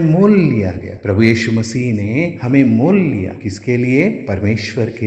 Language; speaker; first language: Hindi; native; Hindi